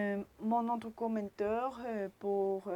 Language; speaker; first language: French; non-native, learner; Spanish